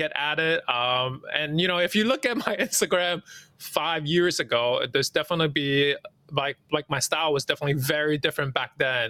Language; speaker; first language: English; early bilingual, other home language; Cantonese